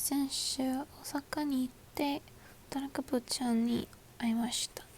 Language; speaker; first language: Japanese; non-native, learner; English